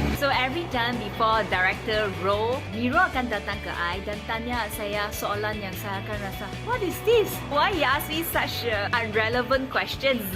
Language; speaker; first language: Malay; non-native, local second language; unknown